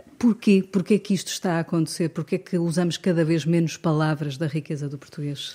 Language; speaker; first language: Portuguese; native; Portuguese